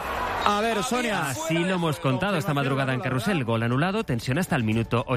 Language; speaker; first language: Spanish; native; Spanish